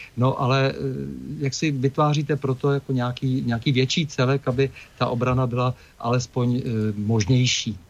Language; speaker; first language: Czech; native; Czech